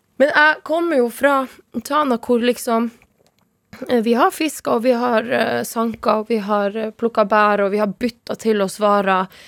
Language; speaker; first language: Norwegian; non-native, local second language; Northern Sami